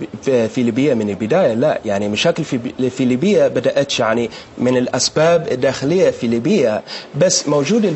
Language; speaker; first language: Arabic; non-native, learner; English